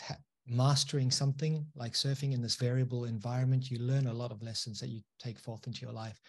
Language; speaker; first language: English; native; English